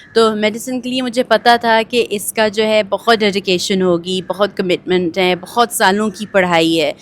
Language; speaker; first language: Urdu; early bilingual, heritage; Urdu